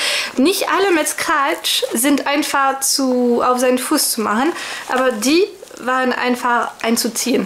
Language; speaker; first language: German; non-native, fluent; French